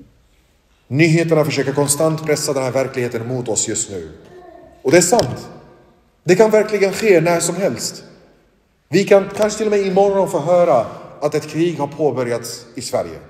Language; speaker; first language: Swedish; non-native, local second language; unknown